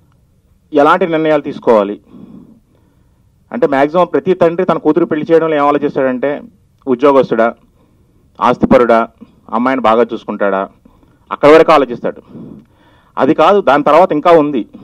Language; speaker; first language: Telugu; native; Telugu